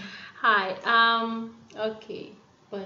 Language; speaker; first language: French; non-native, learner; Russian